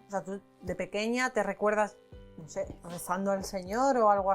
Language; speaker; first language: Spanish; native; Spanish